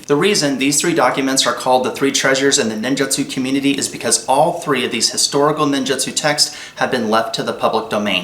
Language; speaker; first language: English; native; English